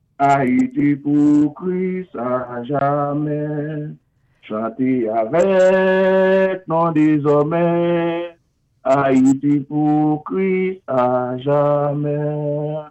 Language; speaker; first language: French; non-native, local second language; Haitian Creole